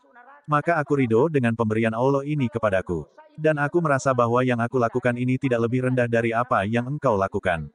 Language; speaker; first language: Indonesian; native; Indonesian